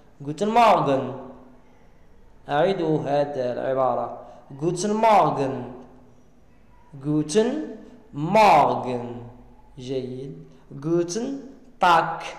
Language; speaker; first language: German; non-native, learner; Arabic